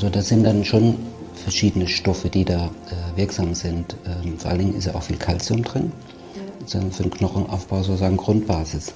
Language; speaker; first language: German; native; German